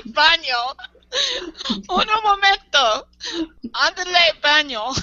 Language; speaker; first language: Spanish; non-native, learner; English